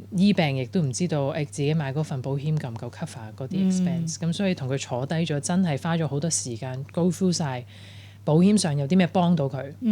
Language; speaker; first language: Cantonese; early bilingual, heritage; Cantonese